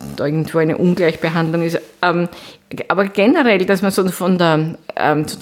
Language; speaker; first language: German; native; German